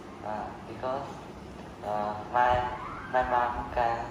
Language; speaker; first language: English; non-native, learner; Vietnamese